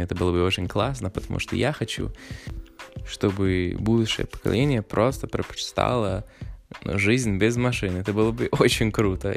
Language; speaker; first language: Russian; non-native, fluent; English